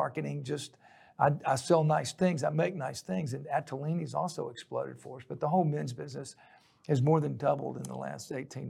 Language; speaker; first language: English; native; English